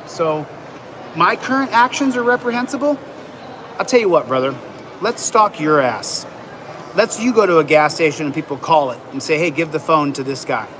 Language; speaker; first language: English; native; English